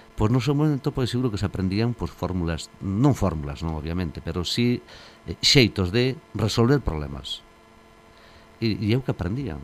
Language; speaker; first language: Galician; native; Galician